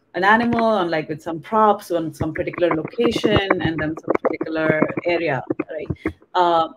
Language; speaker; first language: English; non-native, local second language; Hindi